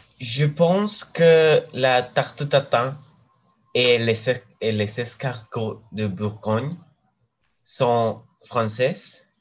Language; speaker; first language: French; non-native, learner; English